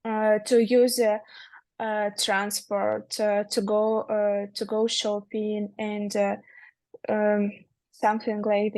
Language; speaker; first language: English; non-native, learner; Russian